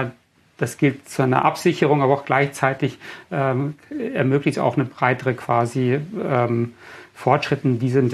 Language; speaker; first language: German; native; German